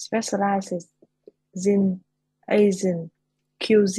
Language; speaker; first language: English; non-native, learner; Vietnamese